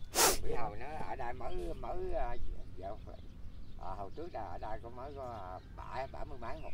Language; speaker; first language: Vietnamese; native; Vietnamese